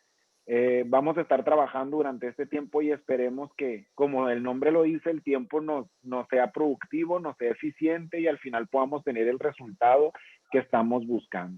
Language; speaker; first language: Spanish; native; Spanish